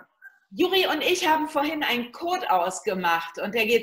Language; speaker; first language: German; native; German